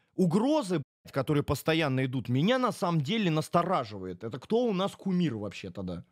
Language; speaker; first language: Russian; native; Russian